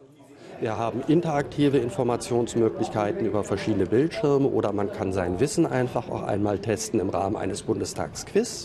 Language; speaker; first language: German; native; German